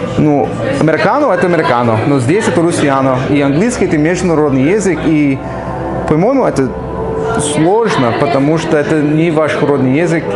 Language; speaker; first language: Russian; non-native, learner; English